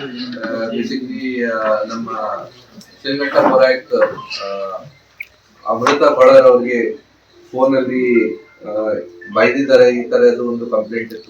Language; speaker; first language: Kannada; non-native, fluent; Hindi